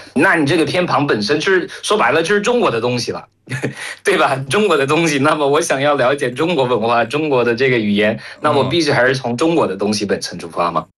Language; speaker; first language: Chinese; non-native, fluent; French